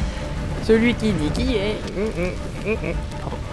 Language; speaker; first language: French; native; French